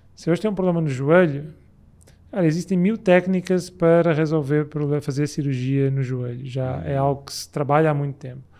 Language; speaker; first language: Portuguese; native; Portuguese